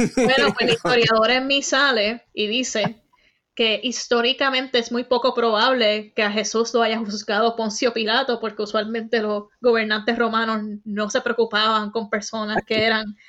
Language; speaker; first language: Spanish; native; Spanish